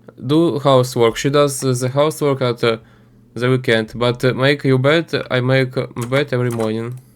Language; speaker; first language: English; non-native, learner; Ukrainian